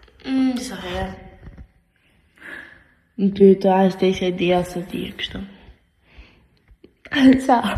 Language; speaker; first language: Albanian; early bilingual, heritage; Albanian